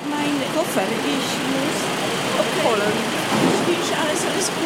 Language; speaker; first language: German; non-native, learner; Polish